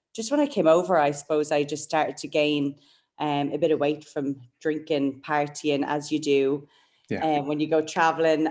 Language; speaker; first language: English; native; English